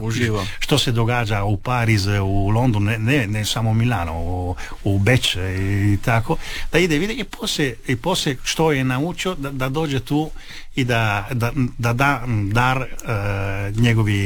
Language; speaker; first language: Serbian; non-native, fluent; Italian